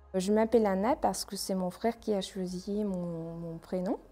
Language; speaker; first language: French; non-native, learner; Armenian